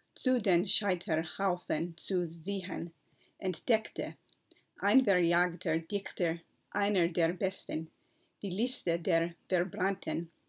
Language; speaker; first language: German; non-native, learner; English